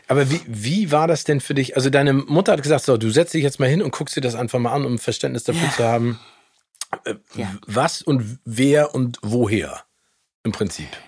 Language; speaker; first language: German; native; German